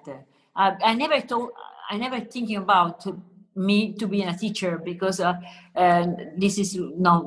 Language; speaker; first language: English; non-native, learner; Italian